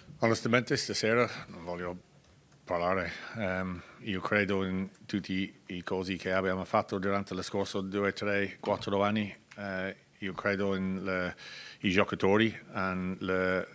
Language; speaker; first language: Italian; non-native, learner; English